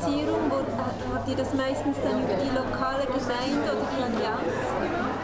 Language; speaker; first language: German; native; German